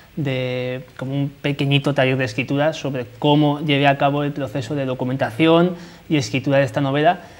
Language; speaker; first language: Spanish; native; Spanish